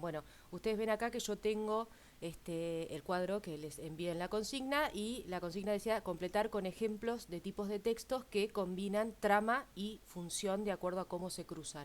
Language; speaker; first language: Spanish; native; Spanish